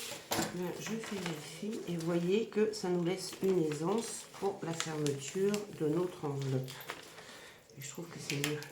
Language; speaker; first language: French; native; French